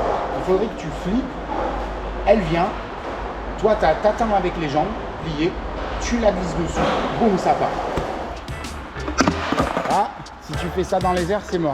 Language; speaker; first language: French; native; French